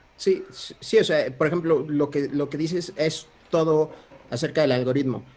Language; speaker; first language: Spanish; early bilingual, heritage; Spanish